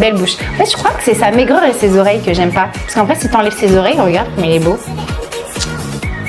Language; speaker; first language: French; native; French